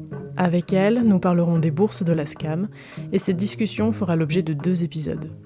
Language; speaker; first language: French; native; French